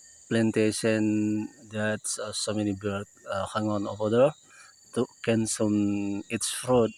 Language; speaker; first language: English; non-native, learner; Indonesian